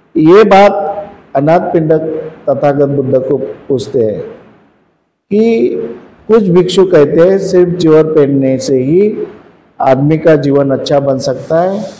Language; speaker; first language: Hindi; non-native, local second language; Marathi